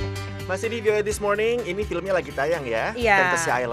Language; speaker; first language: Indonesian; native; Indonesian